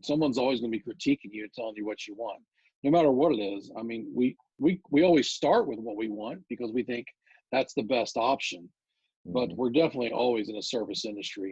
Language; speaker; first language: English; native; English